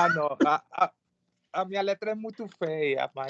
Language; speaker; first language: Portuguese; non-native, learner; Spanish